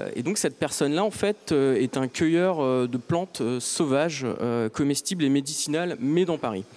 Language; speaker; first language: French; native; French